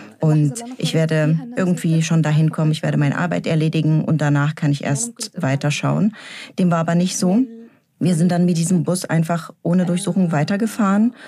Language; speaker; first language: German; non-native, fluent; Arabic